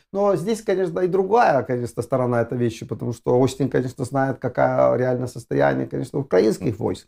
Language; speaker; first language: Russian; non-native, fluent; Estonian